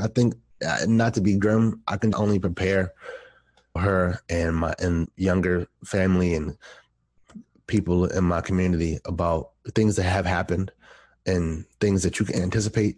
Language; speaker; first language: English; native; English